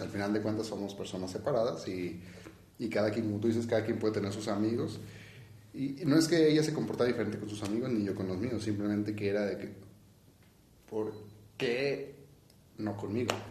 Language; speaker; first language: Spanish; native; Spanish